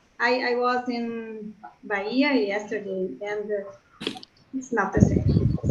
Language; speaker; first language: English; non-native, learner; Portuguese